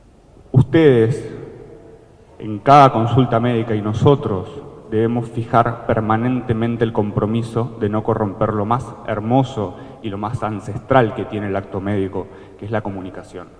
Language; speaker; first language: Spanish; native; Spanish